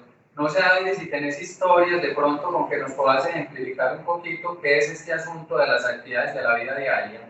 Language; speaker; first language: Spanish; native; Spanish